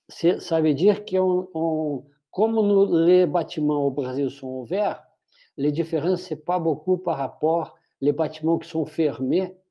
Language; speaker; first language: French; non-native, fluent; Portuguese